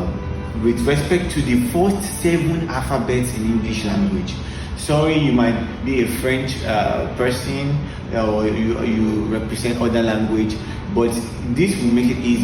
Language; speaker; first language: English; non-native, local second language; Yoruba